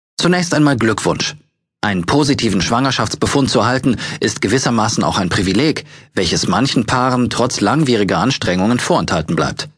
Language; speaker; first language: German; native; German